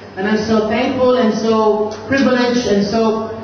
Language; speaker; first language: English; non-native, local second language; Filipino